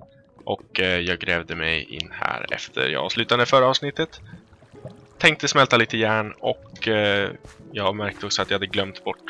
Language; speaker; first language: Swedish; native; Swedish